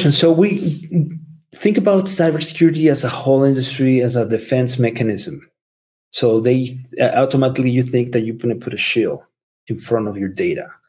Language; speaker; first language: English; non-native, fluent; Spanish